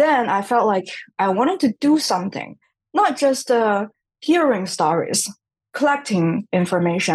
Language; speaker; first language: English; non-native, fluent; Chinese